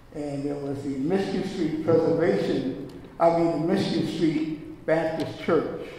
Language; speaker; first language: English; native; English